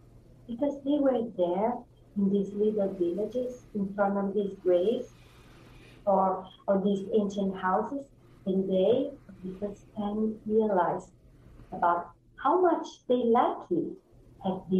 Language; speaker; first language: English; non-native, fluent; Italian